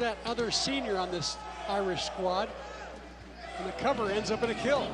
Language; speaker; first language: English; native; English